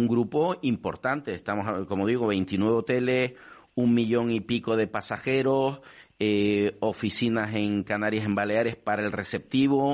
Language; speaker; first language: Spanish; native; Spanish